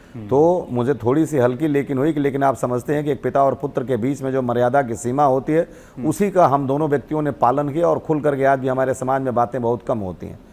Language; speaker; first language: Hindi; native; Hindi